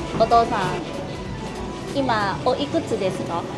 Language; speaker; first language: Japanese; non-native, learner; Thai